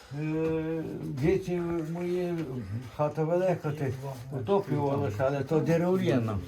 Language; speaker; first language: Ukrainian; native; Ukrainian